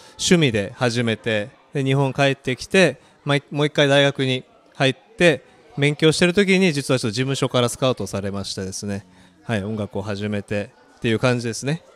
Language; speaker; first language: Japanese; early bilingual, other home language; Korean